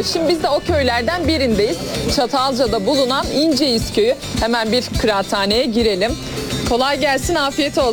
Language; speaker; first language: Turkish; native; Turkish